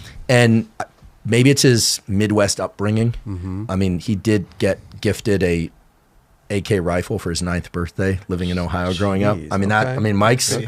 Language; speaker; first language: English; native; English